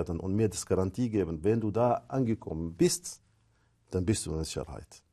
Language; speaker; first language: German; non-native, fluent; Arabic